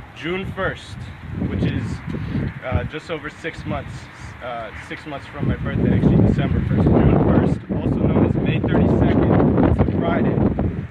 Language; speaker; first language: English; native; English